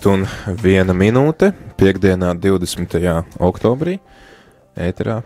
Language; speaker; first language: Latvian; native; Latvian